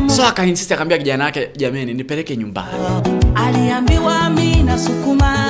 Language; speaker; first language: Swahili; non-native, local second language; Gusii